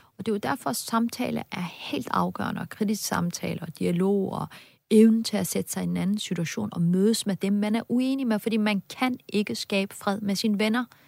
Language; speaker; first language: Danish; early bilingual, other home language; Turkish